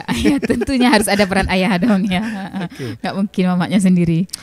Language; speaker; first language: Indonesian; non-native, local second language; Achinese